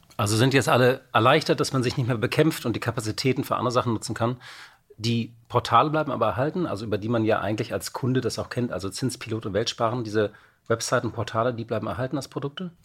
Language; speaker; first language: German; native; German